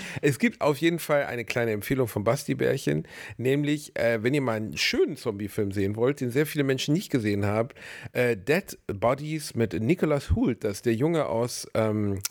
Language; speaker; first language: German; native; German